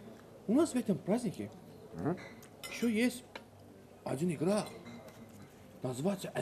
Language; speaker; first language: Russian; non-native, learner; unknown